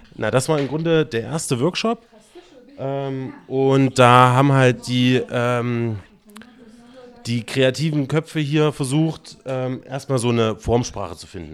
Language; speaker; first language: German; native; German